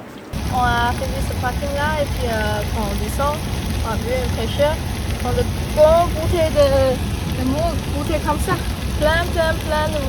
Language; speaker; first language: French; non-native, learner; Chinese